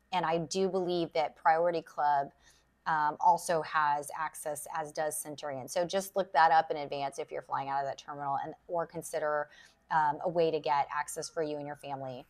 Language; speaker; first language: English; native; English